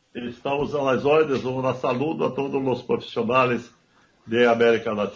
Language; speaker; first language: Spanish; non-native, learner; Portuguese